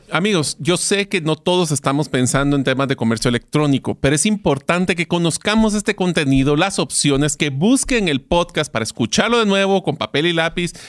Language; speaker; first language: Spanish; native; Spanish